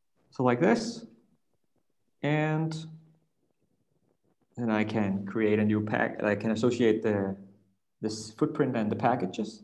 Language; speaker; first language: English; non-native, fluent; Danish